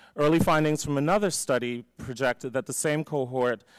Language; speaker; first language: English; native; English